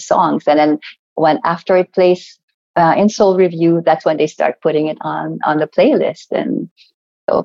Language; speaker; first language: English; non-native, local second language; Cebuano